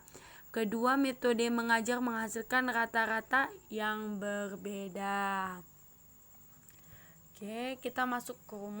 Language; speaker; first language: Indonesian; native; Indonesian